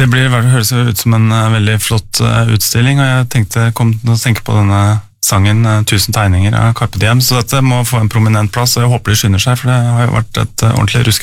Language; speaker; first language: Norwegian; native; Norwegian